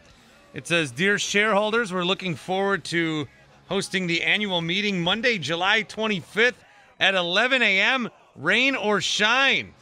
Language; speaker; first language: English; native; English